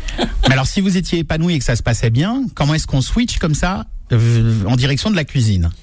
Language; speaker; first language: French; native; French